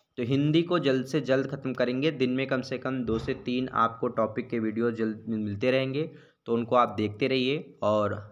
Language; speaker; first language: Hindi; native; Hindi